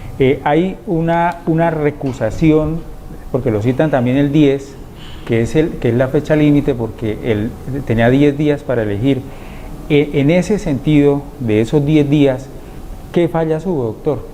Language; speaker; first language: Spanish; native; Spanish